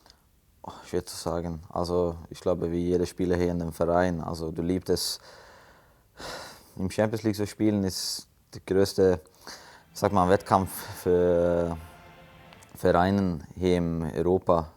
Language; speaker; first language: German; non-native, fluent; Swedish